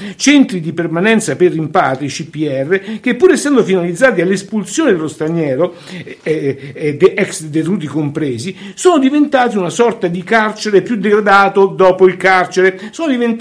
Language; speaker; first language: Italian; native; Italian